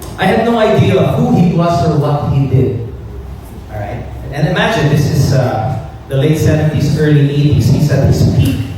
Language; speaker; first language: English; native; English